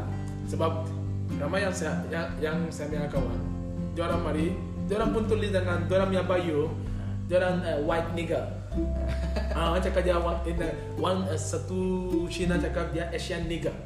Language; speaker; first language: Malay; non-native, learner; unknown